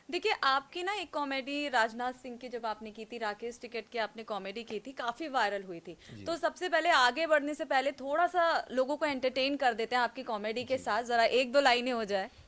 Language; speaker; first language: Hindi; native; Hindi